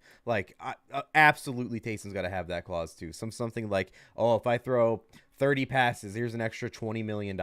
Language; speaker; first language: English; native; English